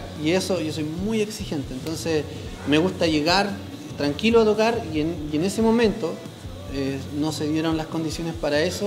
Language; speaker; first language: Spanish; native; Spanish